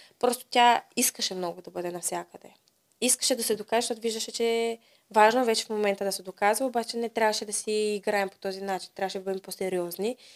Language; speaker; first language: Bulgarian; native; Bulgarian